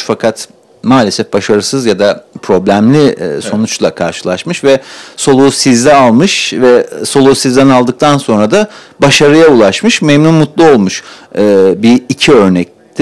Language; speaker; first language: Turkish; native; Turkish